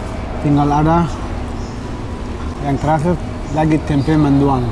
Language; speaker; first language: Indonesian; non-native, fluent; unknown